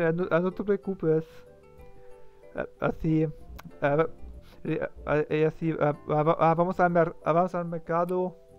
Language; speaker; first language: Spanish; non-native, learner; German